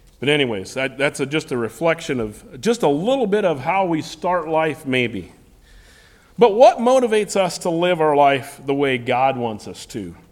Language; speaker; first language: English; native; English